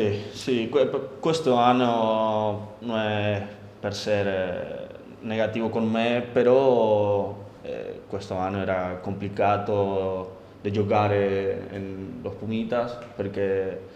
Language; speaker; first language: Italian; non-native, learner; Spanish